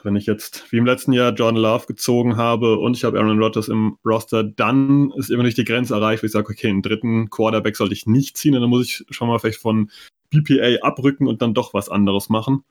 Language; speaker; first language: German; native; German